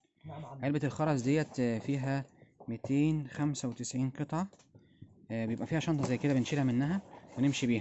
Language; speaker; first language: Arabic; native; Arabic